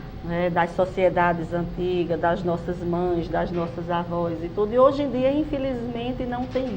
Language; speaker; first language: Portuguese; native; Portuguese